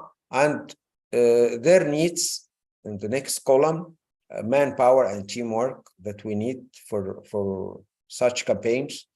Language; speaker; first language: English; non-native, fluent; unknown